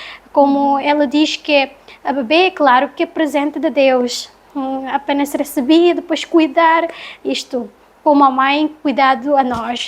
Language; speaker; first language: Portuguese; non-native, learner; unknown